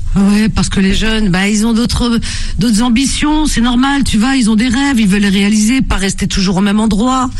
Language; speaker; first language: French; native; French